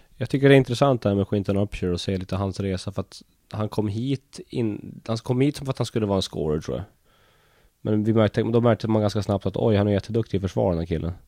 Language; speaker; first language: Swedish; native; Swedish